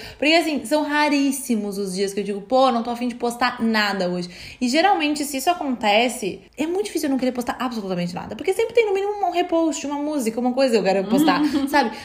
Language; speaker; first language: Portuguese; native; Portuguese